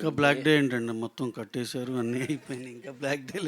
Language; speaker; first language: Telugu; native; Telugu